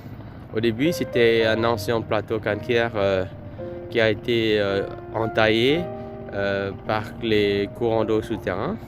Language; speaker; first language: French; non-native, fluent; Vietnamese